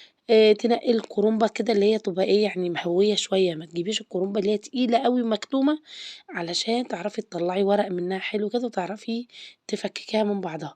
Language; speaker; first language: Arabic; native; Arabic